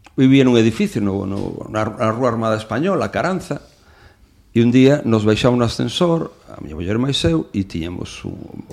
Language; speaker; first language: Galician; non-native, local second language; Spanish